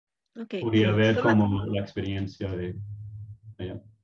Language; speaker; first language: Spanish; non-native, fluent; English